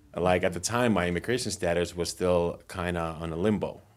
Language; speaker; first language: English; non-native, fluent; Finnish